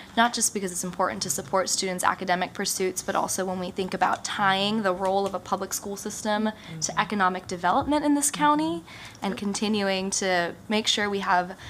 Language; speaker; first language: English; early bilingual, other home language; Japanese